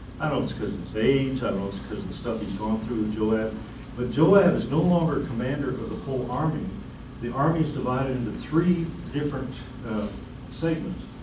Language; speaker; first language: English; native; English